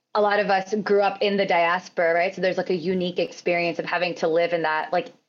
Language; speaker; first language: English; native; English